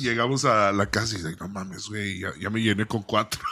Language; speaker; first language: Spanish; early bilingual, heritage; Spanish